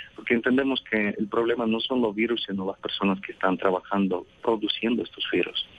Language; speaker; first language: Spanish; non-native, fluent; Russian